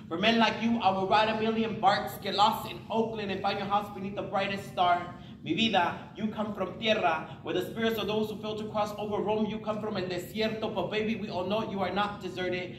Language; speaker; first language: English; early bilingual, other home language; Spanish